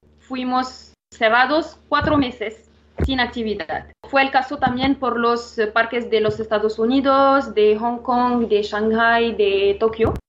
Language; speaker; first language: Spanish; non-native, fluent; Arabic